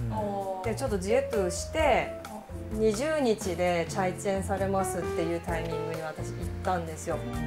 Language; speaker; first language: Japanese; native; Japanese